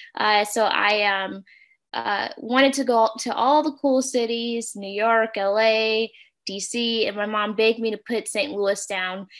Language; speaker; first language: English; native; English